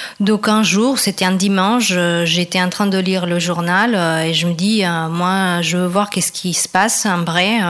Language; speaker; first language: French; non-native, fluent; Spanish